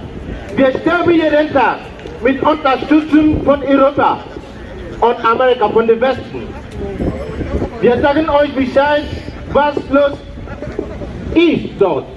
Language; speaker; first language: German; non-native, learner; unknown